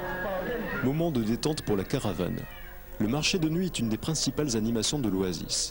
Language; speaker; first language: French; native; French